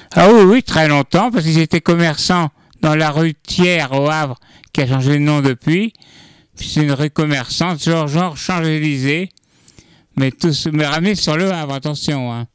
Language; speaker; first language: French; native; French